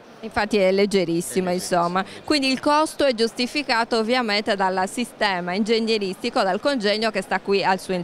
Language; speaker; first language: Italian; native; Italian